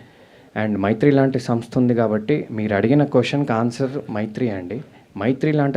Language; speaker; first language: Telugu; native; Telugu